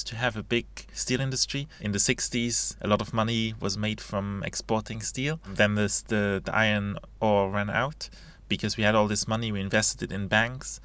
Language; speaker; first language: English; non-native, fluent; Luxembourgish